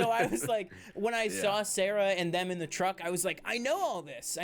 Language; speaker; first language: English; native; English